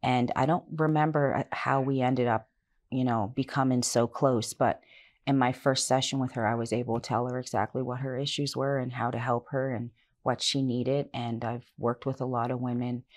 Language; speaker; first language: English; native; English